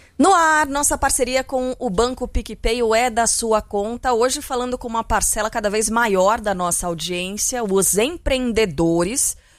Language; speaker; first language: Portuguese; native; Portuguese